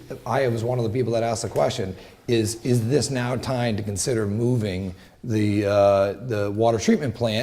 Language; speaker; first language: English; native; English